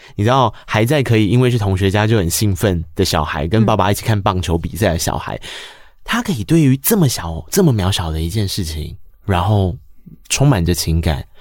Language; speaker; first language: Chinese; native; Chinese